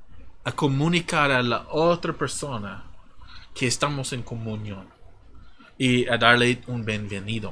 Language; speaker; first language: Spanish; non-native, fluent; English